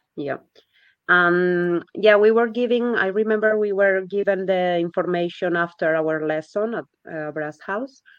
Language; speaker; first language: English; non-native, fluent; Spanish